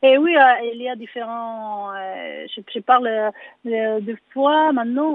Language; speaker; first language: French; non-native, learner; Spanish